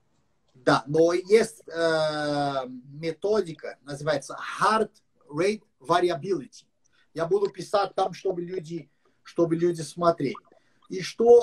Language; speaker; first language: Russian; non-native, learner; English